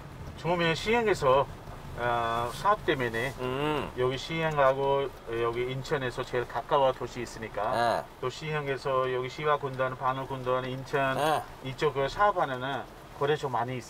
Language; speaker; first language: Korean; non-native, fluent; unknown